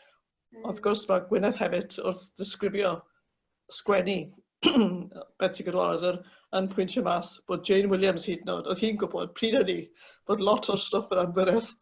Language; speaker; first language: Welsh; native; Welsh